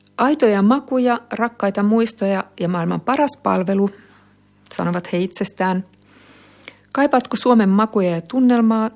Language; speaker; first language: Finnish; native; Finnish